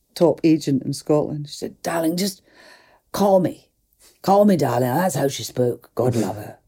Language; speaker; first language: English; native; English